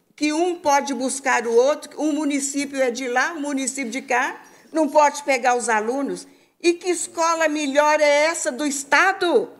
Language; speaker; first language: Portuguese; native; Portuguese